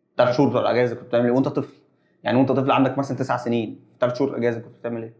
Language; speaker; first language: Egyptian Arabic; native; Egyptian Arabic